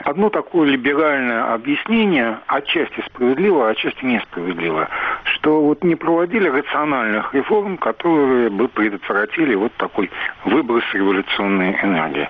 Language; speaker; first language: Russian; native; Russian